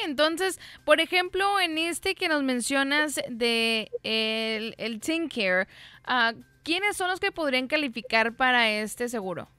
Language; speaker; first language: Spanish; native; Spanish